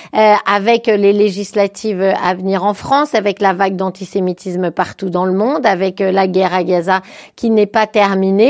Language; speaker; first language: French; native; French